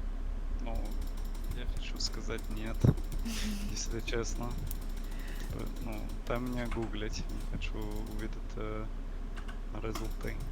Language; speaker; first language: Russian; non-native, learner; English